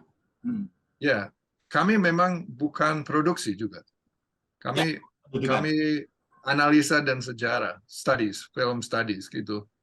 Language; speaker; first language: Indonesian; non-native, fluent; English